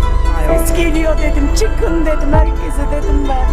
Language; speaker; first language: Turkish; native; Turkish